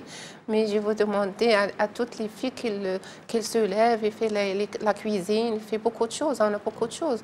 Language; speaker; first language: French; non-native, learner; Arabic